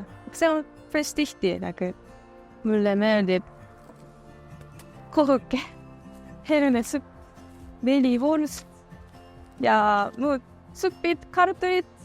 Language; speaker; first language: Estonian; early bilingual, other home language; Japanese